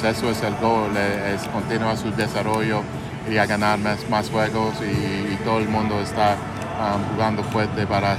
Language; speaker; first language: Spanish; non-native, fluent; English